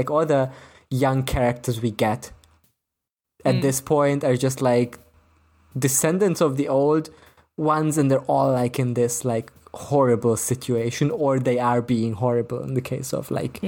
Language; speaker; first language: English; non-native, fluent; German